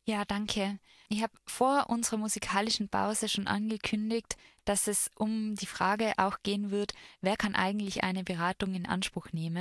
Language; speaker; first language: German; native; German